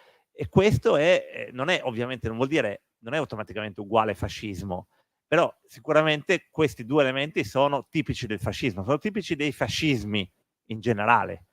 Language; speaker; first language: Italian; native; Italian